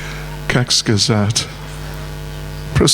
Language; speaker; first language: Russian; non-native, learner; English